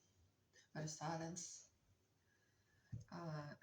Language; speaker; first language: English; non-native, learner; Russian